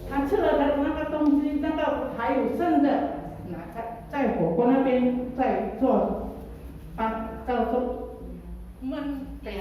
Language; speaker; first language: Chinese; early bilingual, heritage; Chinese